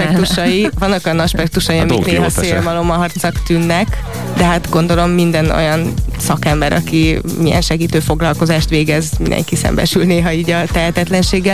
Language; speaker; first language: Hungarian; native; Hungarian